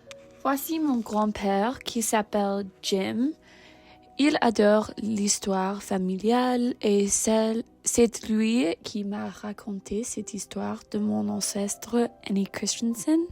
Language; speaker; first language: French; non-native, learner; English